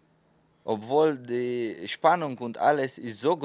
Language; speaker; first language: German; non-native, fluent; Slovenian